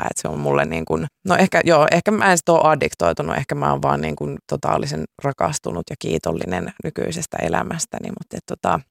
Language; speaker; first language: Finnish; native; Finnish